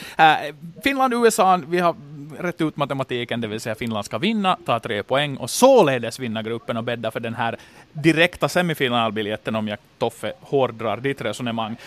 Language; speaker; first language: Swedish; native; Swedish